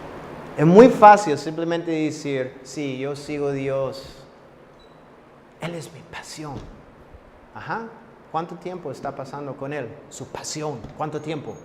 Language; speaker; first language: Spanish; non-native, fluent; English